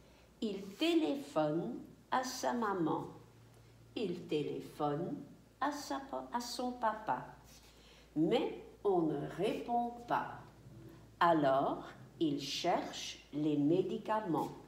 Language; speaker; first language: French; non-native, fluent; Dutch